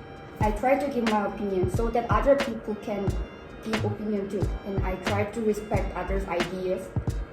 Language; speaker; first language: English; non-native, learner; Korean